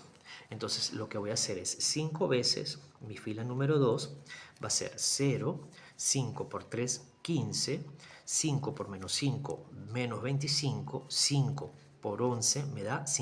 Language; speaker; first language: Spanish; native; Spanish